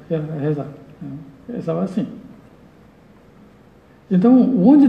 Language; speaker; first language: Portuguese; non-native, learner; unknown